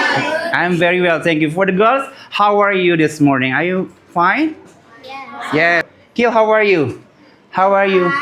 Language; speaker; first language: English; non-native, learner; Indonesian